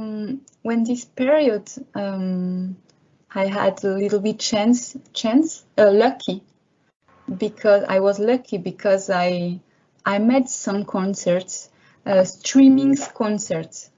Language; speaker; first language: English; non-native, learner; French